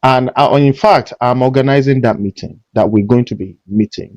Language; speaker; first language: English; non-native, local second language; Yoruba